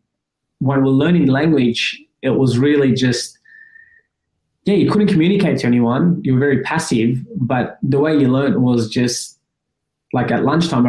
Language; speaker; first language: English; early bilingual, other home language; Persian